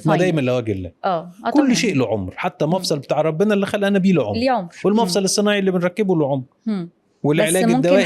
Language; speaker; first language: Arabic; native; Arabic